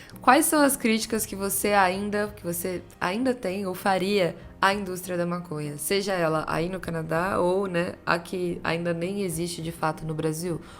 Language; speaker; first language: Portuguese; native; Portuguese